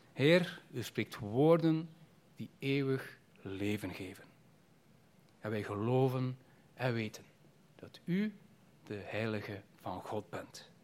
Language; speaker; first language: Dutch; native; Dutch